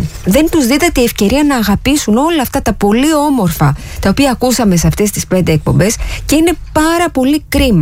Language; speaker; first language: Greek; native; Greek